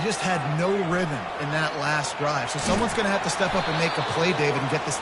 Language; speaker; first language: English; native; English